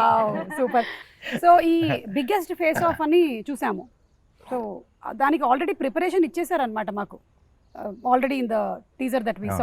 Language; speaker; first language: Telugu; native; Telugu